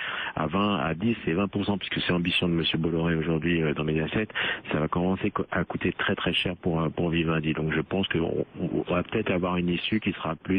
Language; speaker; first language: French; native; French